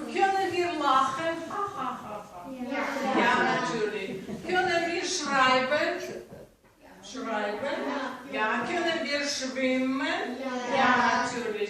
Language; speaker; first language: German; non-native, fluent; Russian